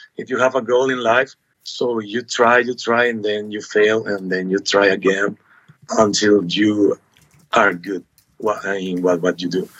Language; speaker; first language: English; non-native, learner; Spanish